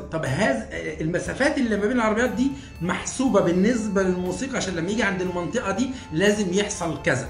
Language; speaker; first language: Arabic; native; Arabic